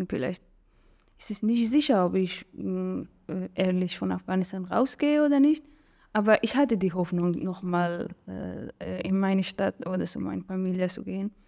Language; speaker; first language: German; non-native, learner; Persian